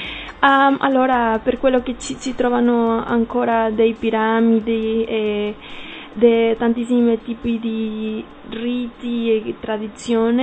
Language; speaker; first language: Italian; non-native, learner; Spanish